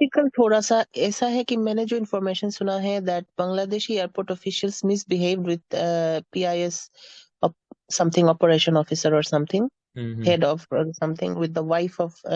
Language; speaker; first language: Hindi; non-native, fluent; Bangla